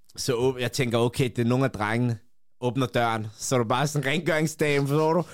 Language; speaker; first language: Danish; early bilingual, other home language; Kurdish